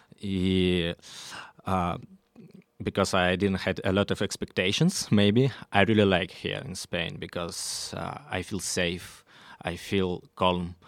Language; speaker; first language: English; non-native, learner; Russian